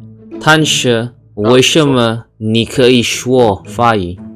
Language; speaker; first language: Chinese; non-native, learner; Indonesian